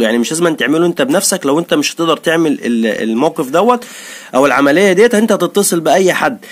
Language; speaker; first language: Arabic; native; Arabic